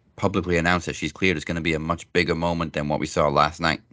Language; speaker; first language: English; native; English